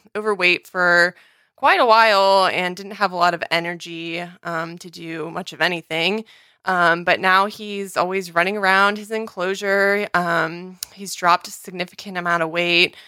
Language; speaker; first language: English; native; English